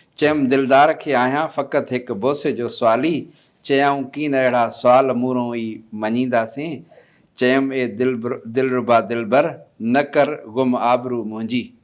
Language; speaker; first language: Sindhi; native; Sindhi